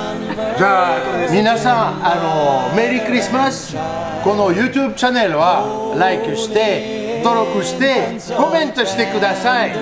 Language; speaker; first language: Japanese; non-native, fluent; French